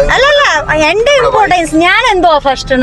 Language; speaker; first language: Malayalam; non-native, local second language; Hindi